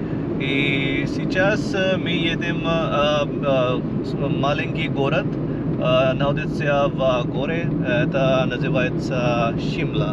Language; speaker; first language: Russian; non-native, learner; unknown